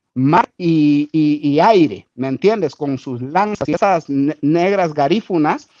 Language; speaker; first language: Spanish; native; Spanish